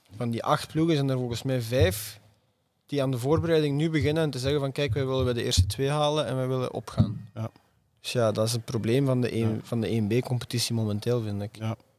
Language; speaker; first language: Dutch; native; Dutch